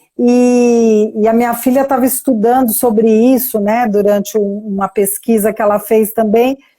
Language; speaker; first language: Portuguese; native; Portuguese